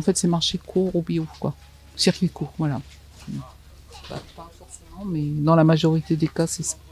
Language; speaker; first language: French; native; French